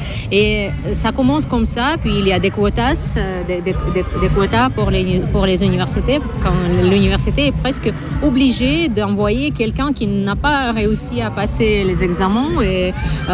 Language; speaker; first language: French; non-native, fluent; Russian